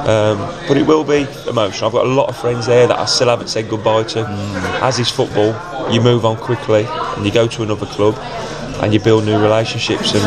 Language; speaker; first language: English; native; English